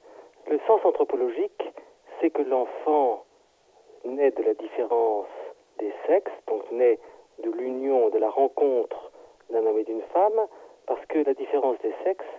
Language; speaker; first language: French; native; French